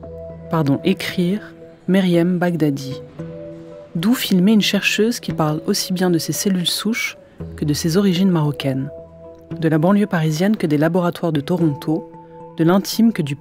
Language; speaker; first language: French; native; French